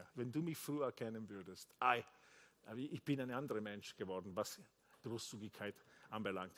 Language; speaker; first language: German; non-native, fluent; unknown